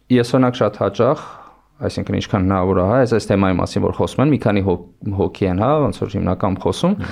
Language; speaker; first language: Armenian; native; Armenian